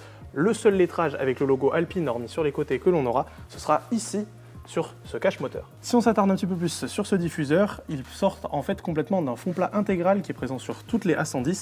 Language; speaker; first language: French; native; French